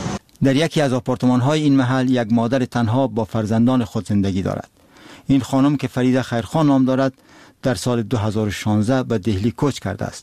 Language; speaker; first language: Persian; native; Persian